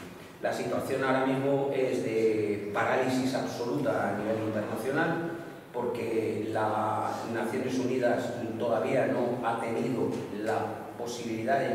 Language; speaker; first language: Spanish; native; Spanish